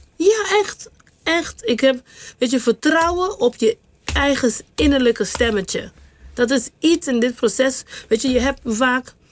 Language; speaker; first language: Dutch; non-native, local second language; English